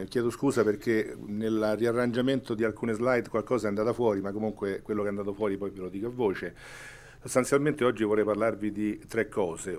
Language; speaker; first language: Italian; native; Italian